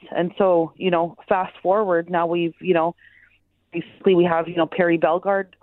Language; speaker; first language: English; native; English